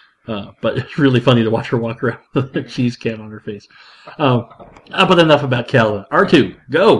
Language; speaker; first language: English; native; English